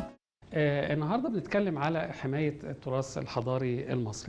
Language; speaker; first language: Arabic; native; Arabic